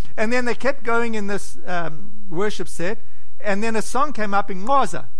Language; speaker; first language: English; native; English